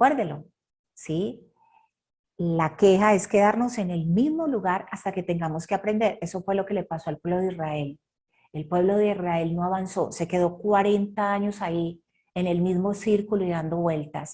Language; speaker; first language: Spanish; native; Spanish